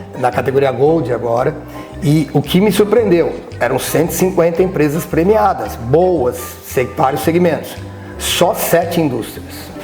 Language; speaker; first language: Portuguese; native; Portuguese